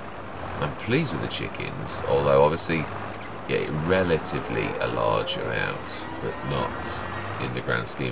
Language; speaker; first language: English; native; English